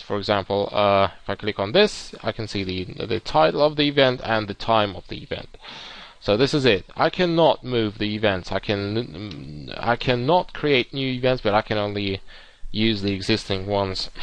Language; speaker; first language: English; non-native, fluent; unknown